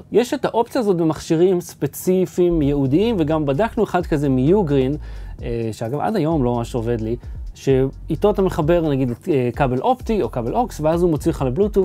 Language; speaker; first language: Hebrew; native; Hebrew